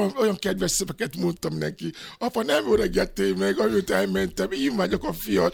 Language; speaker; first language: Hungarian; non-native, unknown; Yoruba